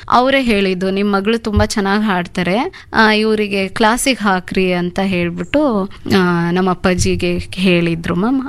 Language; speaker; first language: Kannada; non-native, local second language; Urdu